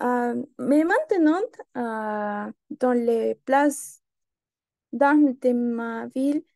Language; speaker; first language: French; non-native, learner; Spanish